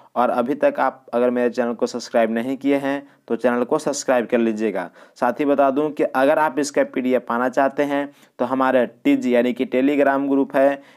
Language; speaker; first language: Hindi; native; Hindi